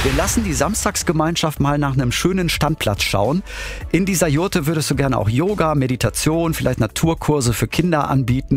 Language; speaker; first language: German; native; German